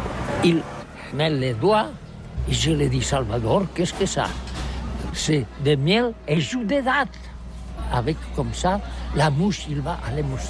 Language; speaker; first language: French; non-native, learner; Catalan